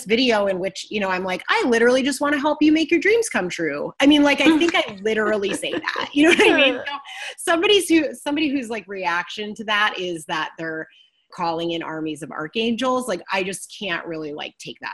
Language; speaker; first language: English; native; English